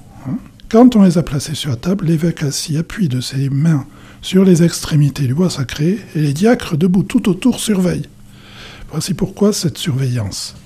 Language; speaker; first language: French; native; French